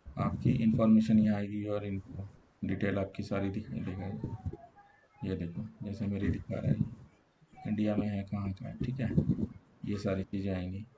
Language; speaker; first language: Hindi; native; Hindi